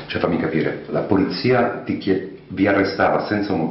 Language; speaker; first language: Italian; native; Italian